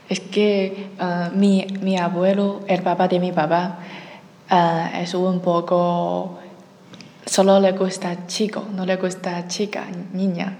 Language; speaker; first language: Spanish; non-native, learner; Chinese